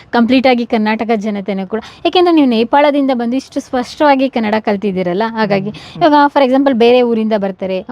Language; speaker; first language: Kannada; native; Kannada